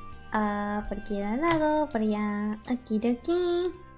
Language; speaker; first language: Spanish; early bilingual, other home language; English